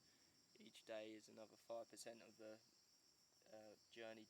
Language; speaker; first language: English; native; English